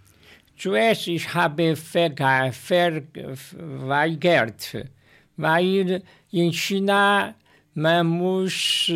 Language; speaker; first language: German; non-native, learner; Chinese